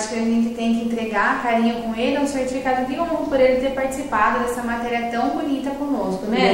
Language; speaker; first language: Portuguese; native; Portuguese